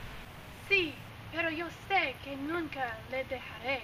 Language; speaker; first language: Spanish; non-native, learner; English